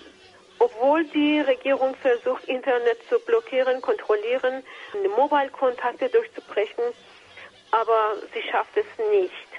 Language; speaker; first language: German; non-native, fluent; Persian